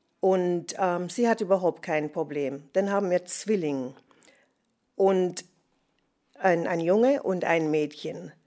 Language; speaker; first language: German; non-native, fluent; English